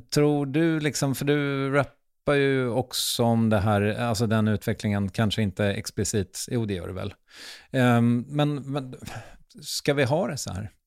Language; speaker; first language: Swedish; native; Swedish